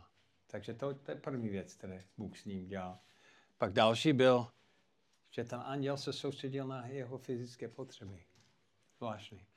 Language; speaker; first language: Czech; non-native, fluent; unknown